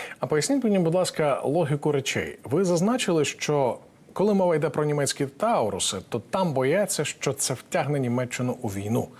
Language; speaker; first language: Ukrainian; native; Ukrainian